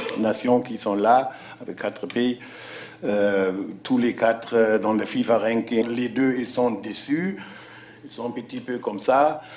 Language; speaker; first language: French; non-native, fluent; German